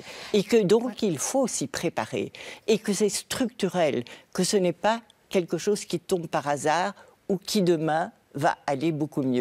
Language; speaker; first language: French; native; French